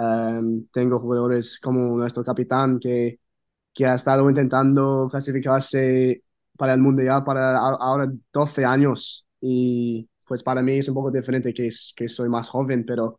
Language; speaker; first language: Spanish; non-native, fluent; English